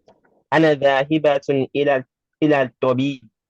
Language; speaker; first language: Arabic; non-native, learner; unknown